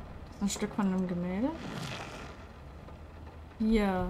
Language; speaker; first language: German; native; German